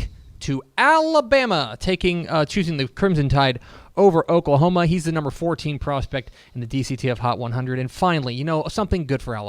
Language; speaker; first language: English; native; English